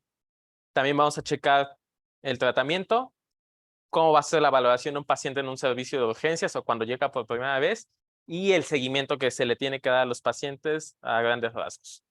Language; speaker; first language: Spanish; native; Spanish